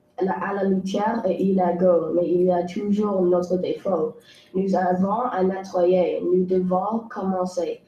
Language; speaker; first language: French; non-native, local second language; English